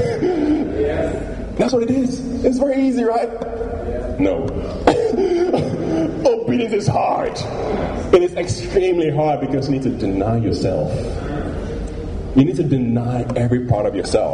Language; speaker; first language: English; non-native, local second language; Yoruba